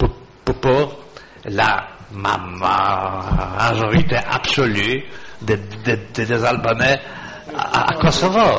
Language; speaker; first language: French; non-native, fluent; Polish